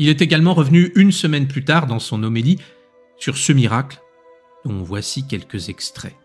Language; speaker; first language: French; native; French